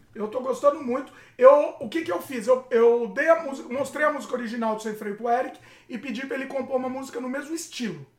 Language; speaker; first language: Portuguese; native; Portuguese